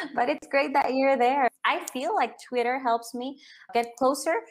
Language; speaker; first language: English; non-native, fluent; Spanish